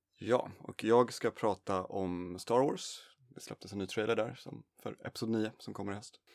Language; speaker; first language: Swedish; native; Swedish